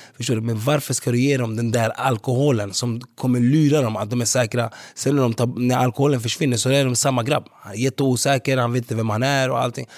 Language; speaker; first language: Swedish; early bilingual, other home language; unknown